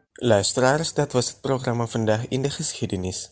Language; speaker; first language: Dutch; non-native, fluent; Indonesian